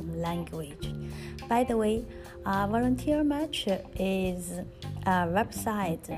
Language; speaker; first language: English; non-native, learner; Chinese